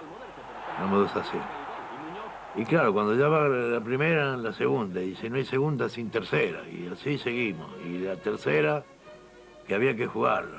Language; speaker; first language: Spanish; native; Spanish